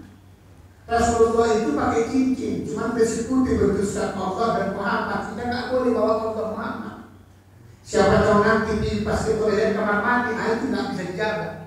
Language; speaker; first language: Indonesian; native; Indonesian